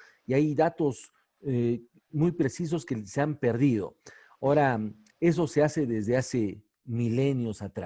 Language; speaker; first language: Spanish; native; Spanish